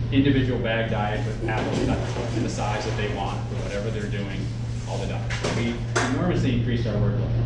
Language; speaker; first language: English; native; English